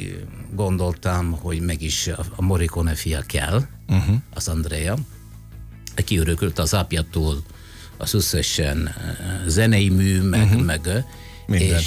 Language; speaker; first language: Hungarian; non-native, fluent; Italian